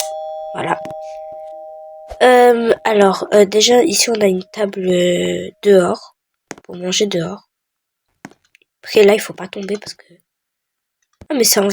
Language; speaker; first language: French; native; French